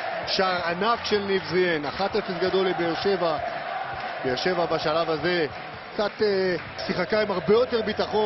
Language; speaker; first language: Hebrew; native; Hebrew